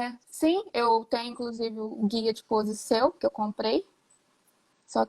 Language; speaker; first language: Portuguese; native; Portuguese